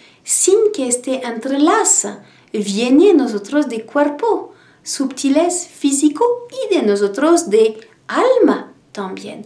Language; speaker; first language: Spanish; non-native, learner; French